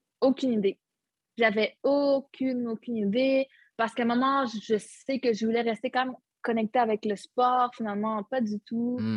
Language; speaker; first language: French; early bilingual, other home language; Arabic